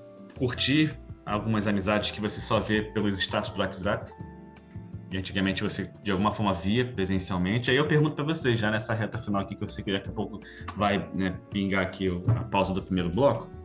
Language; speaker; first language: Portuguese; native; Portuguese